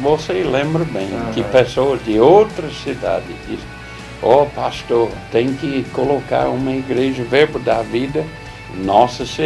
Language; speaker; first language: Portuguese; non-native, fluent; English